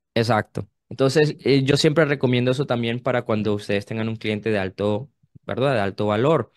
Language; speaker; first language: Spanish; early bilingual, heritage; Spanish